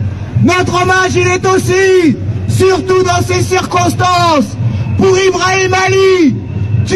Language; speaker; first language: French; native; French